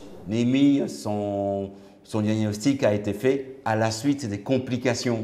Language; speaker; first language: French; native; French